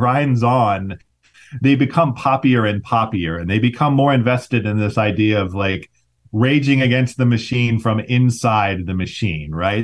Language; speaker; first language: English; native; English